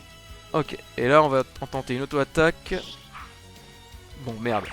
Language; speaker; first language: French; native; French